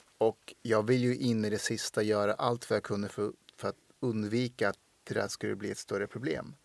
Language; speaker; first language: Swedish; early bilingual, other home language; Persian